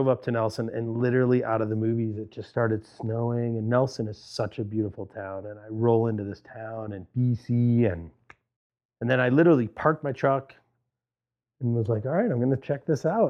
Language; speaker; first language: English; native; English